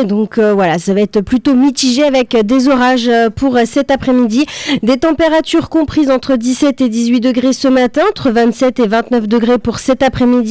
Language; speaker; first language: French; native; French